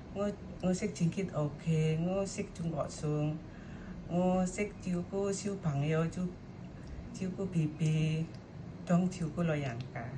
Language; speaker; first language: Cantonese; non-native, learner; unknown